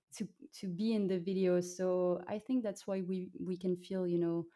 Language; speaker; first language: English; non-native, fluent; French